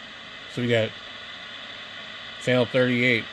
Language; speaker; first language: English; native; English